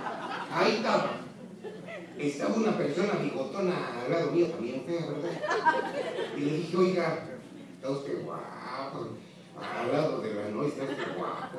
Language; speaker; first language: Spanish; native; Spanish